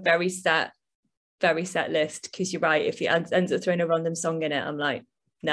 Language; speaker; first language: English; native; English